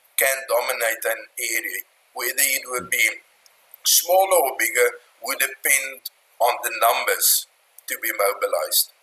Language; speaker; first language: English; non-native, local second language; Afrikaans